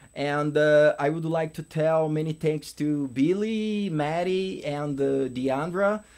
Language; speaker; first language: English; non-native, learner; Portuguese